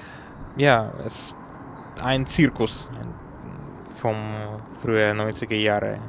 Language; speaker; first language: German; non-native, learner; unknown